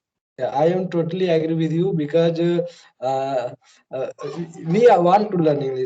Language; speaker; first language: English; non-native, learner; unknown